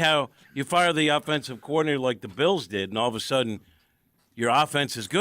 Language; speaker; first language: English; native; English